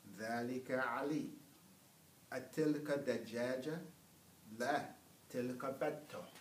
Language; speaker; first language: Arabic; non-native, fluent; English